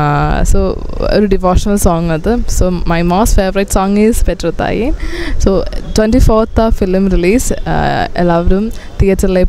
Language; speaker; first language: Tamil; non-native, learner; Malayalam